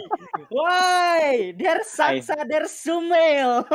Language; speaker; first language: English; non-native, learner; Indonesian